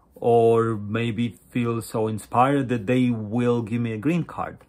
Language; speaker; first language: English; non-native, fluent; Latvian